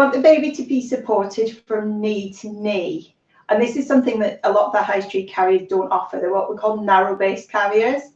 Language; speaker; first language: English; native; English